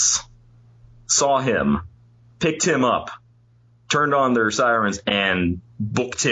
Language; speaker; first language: English; native; English